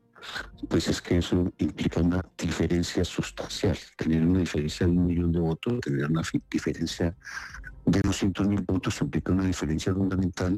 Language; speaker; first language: Spanish; native; Spanish